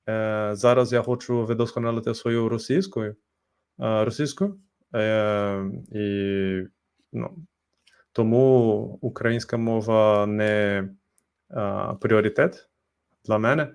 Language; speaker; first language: Ukrainian; non-native, learner; Portuguese